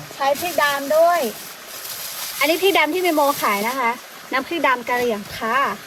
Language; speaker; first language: Thai; non-native, local second language; Karen languages